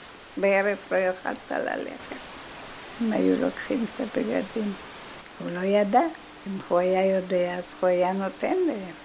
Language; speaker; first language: Hebrew; non-native, fluent; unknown